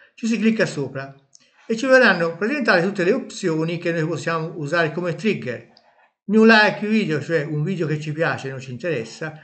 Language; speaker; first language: Italian; native; Italian